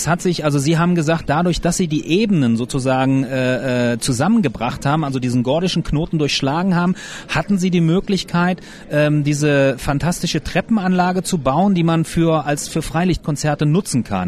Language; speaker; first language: German; native; German